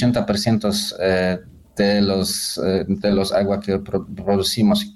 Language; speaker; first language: Spanish; non-native, learner; Polish